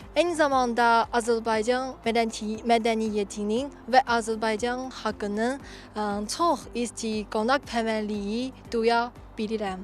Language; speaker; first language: Azerbaijani; non-native, learner; Chinese